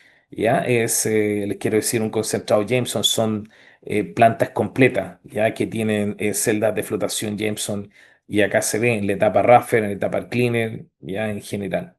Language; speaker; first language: Spanish; native; Spanish